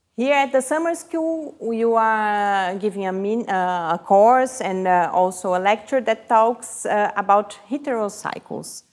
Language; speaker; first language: English; non-native, fluent; Portuguese